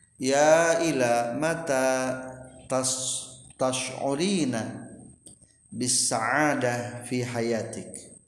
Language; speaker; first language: Arabic; non-native, fluent; Indonesian